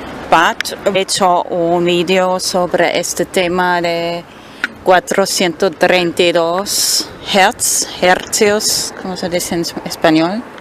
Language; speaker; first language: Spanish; non-native, fluent; German